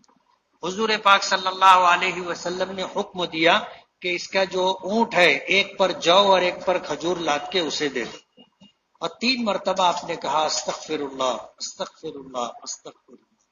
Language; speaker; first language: Urdu; native; Urdu